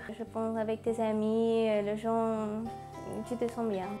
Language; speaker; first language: French; non-native, learner; Spanish